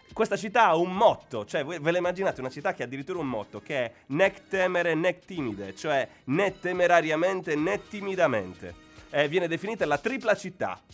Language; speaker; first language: Italian; native; Italian